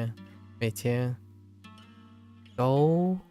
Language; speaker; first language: Chinese; non-native, learner; English